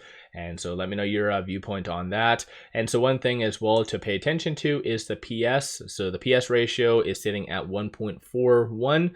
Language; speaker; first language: English; native; English